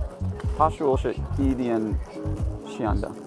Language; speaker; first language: Chinese; non-native, learner; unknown